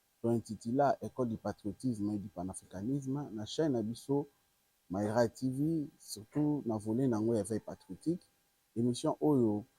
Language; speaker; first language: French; non-native, local second language; Lingala